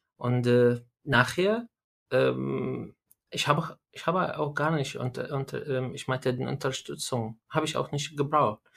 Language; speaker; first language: German; non-native, learner; Arabic